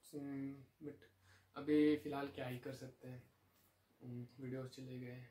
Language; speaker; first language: Hindi; non-native, local second language; Marathi